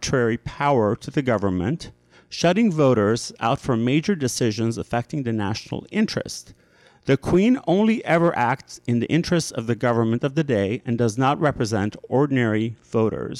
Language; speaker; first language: English; native; English